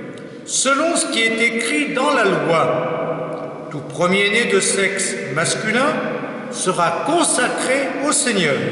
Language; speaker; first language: French; native; French